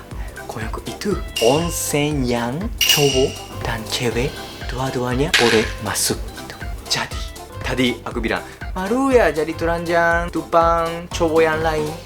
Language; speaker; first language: Indonesian; non-native, learner; Japanese